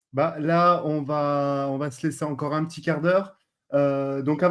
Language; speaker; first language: French; native; French